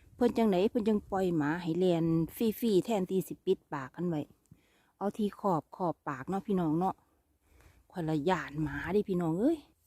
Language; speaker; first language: Thai; native; Thai